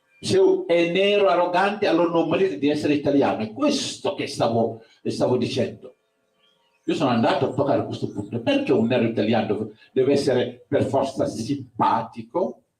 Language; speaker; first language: Italian; non-native, fluent; Wolof